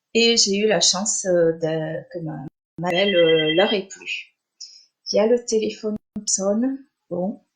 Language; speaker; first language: French; early bilingual, other home language; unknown